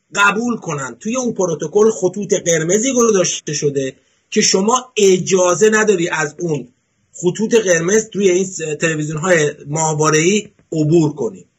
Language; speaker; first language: Persian; native; Persian